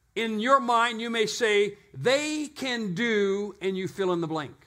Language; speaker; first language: English; native; English